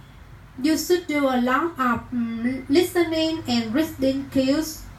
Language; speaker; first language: English; non-native, learner; Vietnamese